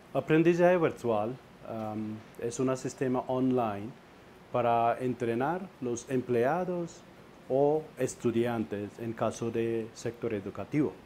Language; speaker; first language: Spanish; non-native, fluent; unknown